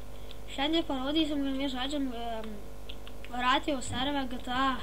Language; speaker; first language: Lithuanian; native; Lithuanian